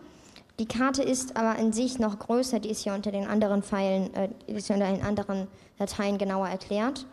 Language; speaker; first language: German; native; German